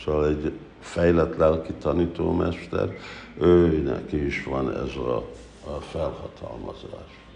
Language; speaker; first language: Hungarian; early bilingual, heritage; Hungarian